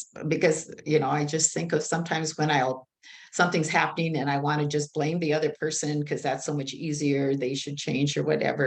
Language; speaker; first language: English; native; English